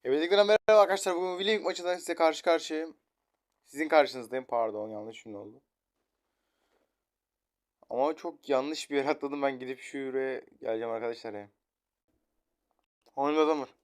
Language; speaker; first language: Turkish; native; Turkish